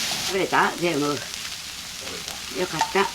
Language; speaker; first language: Japanese; native; Japanese